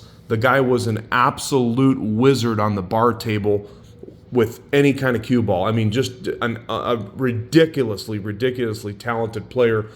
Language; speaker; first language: English; native; English